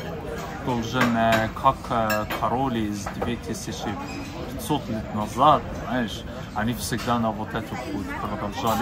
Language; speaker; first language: Russian; non-native, learner; Persian